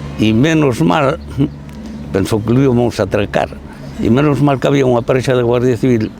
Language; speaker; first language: Galician; native; Galician